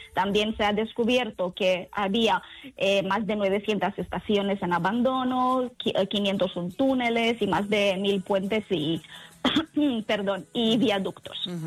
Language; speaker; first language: Spanish; non-native, fluent; Italian